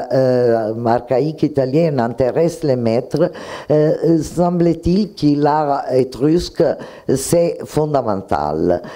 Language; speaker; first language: French; non-native, fluent; Italian